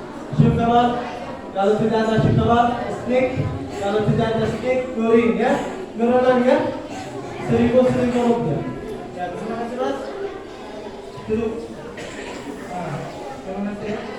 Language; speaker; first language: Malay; non-native, learner; Arabic